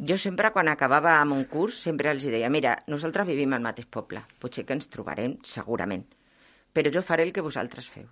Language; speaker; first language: Catalan; non-native, local second language; Spanish